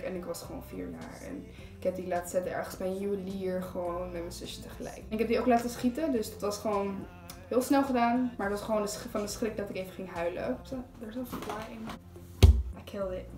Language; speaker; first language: Dutch; native; Dutch